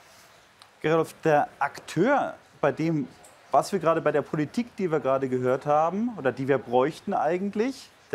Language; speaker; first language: German; native; German